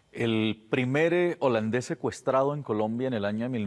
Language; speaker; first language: Spanish; native; Spanish